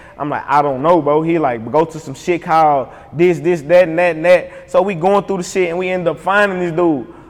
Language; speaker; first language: English; native; English